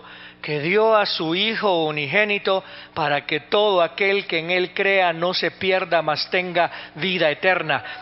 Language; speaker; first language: Spanish; native; Spanish